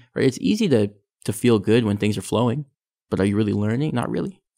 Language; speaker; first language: English; native; English